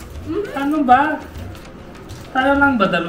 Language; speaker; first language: Filipino; non-native, learner; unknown